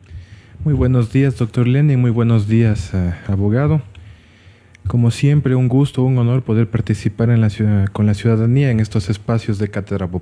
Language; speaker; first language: Spanish; native; Spanish